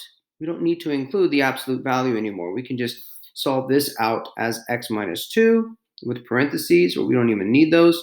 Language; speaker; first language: English; native; English